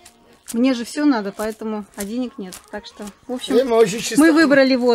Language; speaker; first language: Russian; native; Russian